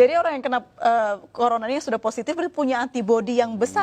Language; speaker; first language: Indonesian; native; Indonesian